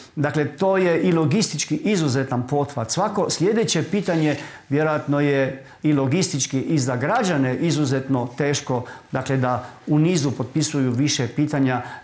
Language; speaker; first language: Croatian; native; Croatian